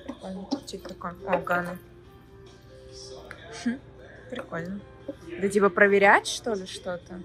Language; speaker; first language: Russian; native; Russian